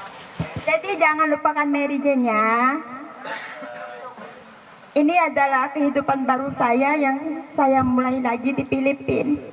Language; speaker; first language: Indonesian; non-native, fluent; Filipino